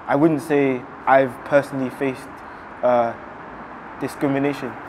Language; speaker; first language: English; native; English